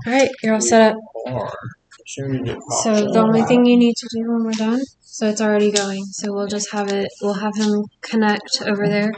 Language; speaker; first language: English; native; English